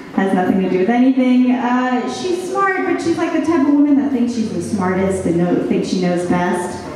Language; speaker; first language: English; native; English